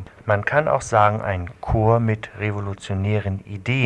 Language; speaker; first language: German; native; German